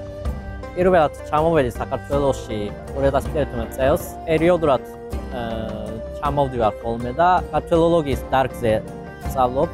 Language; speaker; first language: Georgian; non-native, fluent; Japanese